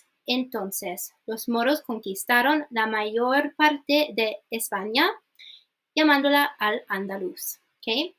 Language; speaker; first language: Spanish; non-native, fluent; English